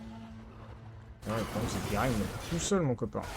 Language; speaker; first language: French; native; French